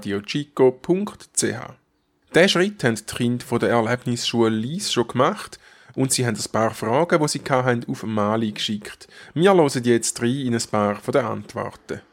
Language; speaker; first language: German; native; German